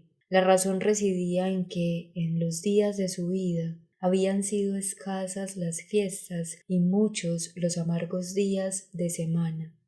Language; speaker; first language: Spanish; native; Spanish